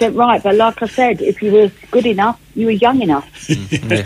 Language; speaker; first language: English; native; English